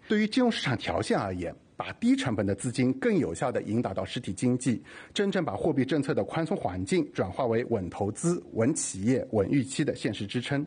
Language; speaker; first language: Chinese; native; Chinese